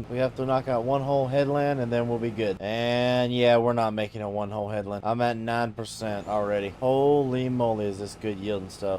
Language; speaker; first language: English; native; English